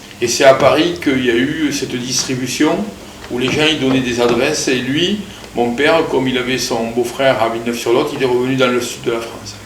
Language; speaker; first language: French; early bilingual, other home language; Portuguese